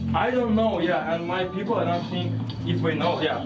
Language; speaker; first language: English; non-native, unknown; Russian